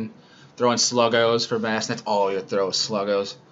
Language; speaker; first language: English; native; English